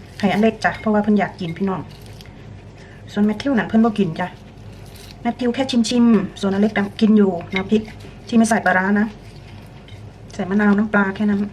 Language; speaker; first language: Thai; native; Thai